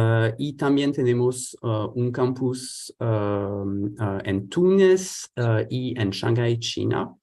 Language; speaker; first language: Spanish; non-native, fluent; French